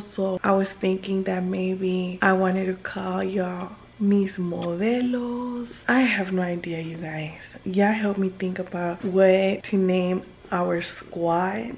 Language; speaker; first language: English; early bilingual, other home language; Spanish